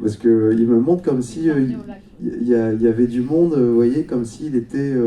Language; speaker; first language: French; native; French